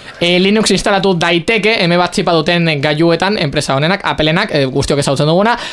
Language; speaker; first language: Basque; native; Basque